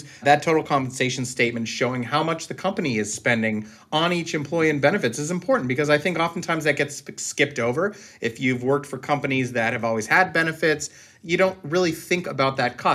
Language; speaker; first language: English; native; English